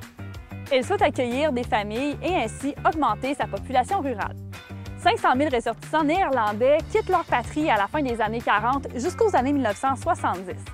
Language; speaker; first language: French; native; French